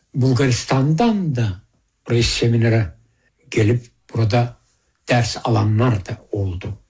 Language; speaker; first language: Turkish; early bilingual, heritage; Turkish